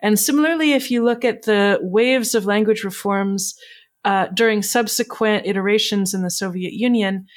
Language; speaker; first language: English; native; English